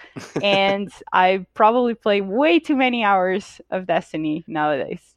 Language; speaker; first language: English; non-native, fluent; Portuguese